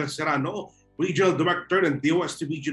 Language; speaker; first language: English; non-native, local second language; Filipino